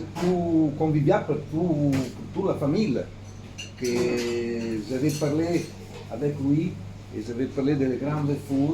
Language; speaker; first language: French; non-native, fluent; Italian